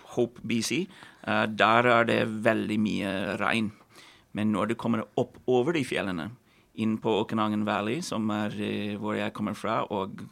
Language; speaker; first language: Norwegian; non-native, fluent; English